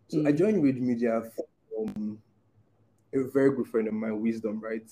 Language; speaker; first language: English; non-native, local second language; Igbo